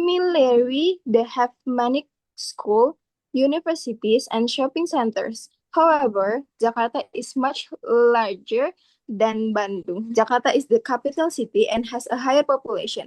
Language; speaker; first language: English; non-native, learner; Indonesian